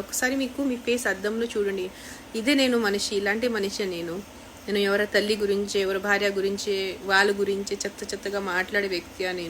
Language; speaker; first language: Telugu; non-native, local second language; Marathi